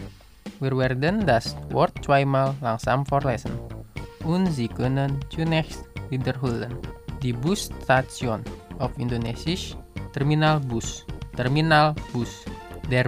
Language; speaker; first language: German; non-native, fluent; Indonesian